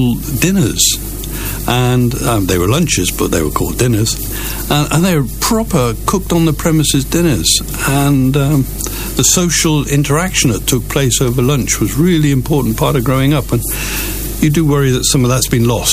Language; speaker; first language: English; native; English